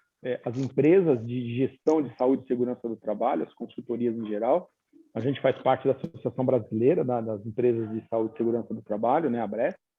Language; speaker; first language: Portuguese; native; Portuguese